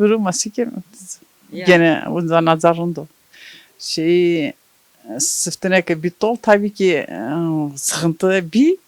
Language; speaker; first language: Turkish; non-native, local second language; Zaza